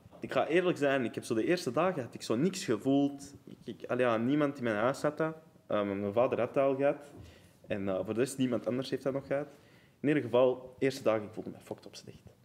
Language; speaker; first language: Dutch; early bilingual, other home language; Arabic